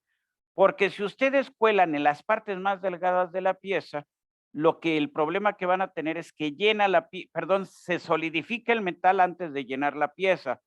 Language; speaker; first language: Spanish; native; Spanish